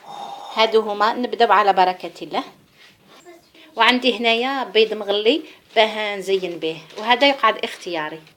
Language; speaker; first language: Arabic; native; Arabic